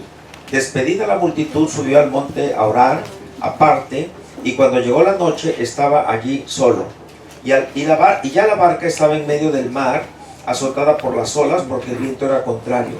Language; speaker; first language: Spanish; native; Spanish